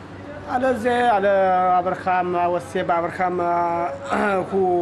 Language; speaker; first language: Hebrew; non-native, learner; Amharic